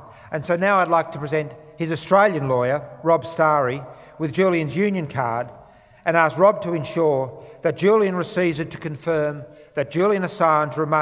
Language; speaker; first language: English; native; English